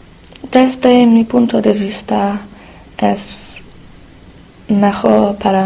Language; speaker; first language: Spanish; non-native, learner; English